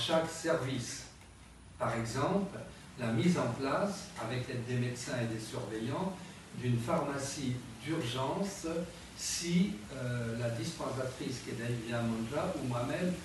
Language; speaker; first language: French; native; French